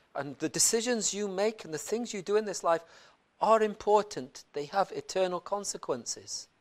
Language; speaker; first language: English; native; English